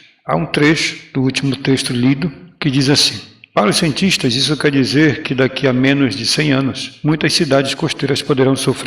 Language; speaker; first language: Portuguese; native; Portuguese